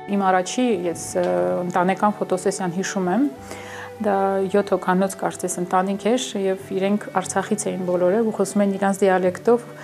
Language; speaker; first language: Armenian; early bilingual, heritage; Armenian